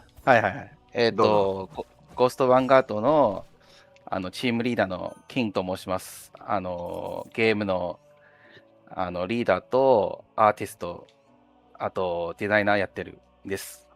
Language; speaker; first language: Japanese; non-native, fluent; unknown